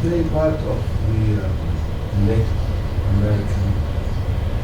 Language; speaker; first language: English; non-native, learner; Arabic